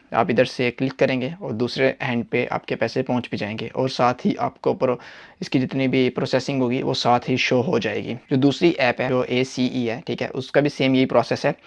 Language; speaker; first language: Hindi; non-native, local second language; Punjabi